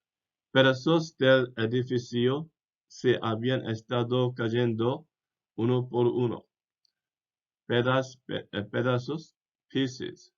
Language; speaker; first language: Spanish; non-native, fluent; English